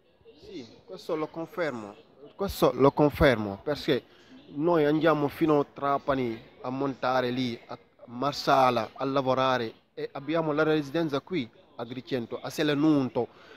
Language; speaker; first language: Italian; non-native, fluent; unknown